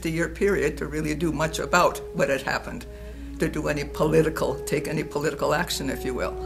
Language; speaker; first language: English; native; English